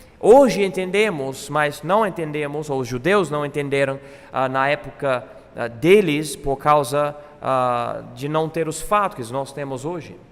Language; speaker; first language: Portuguese; non-native, fluent; English